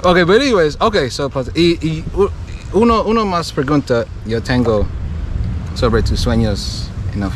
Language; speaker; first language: Spanish; non-native, learner; English